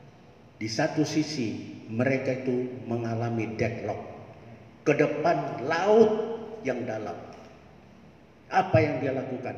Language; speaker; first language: Malay; native; Malay